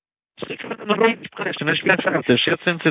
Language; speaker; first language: German; non-native, learner; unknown